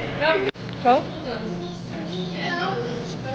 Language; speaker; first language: German; non-native, learner; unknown